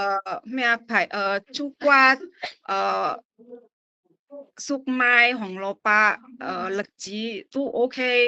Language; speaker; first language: Cantonese; non-native, fluent; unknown